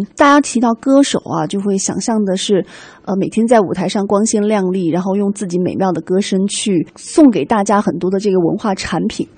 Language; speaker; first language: Chinese; native; Chinese